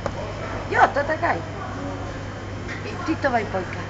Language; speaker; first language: Finnish; non-native, learner; Spanish